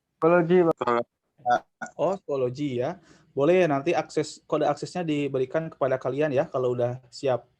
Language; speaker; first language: Indonesian; non-native, local second language; Sundanese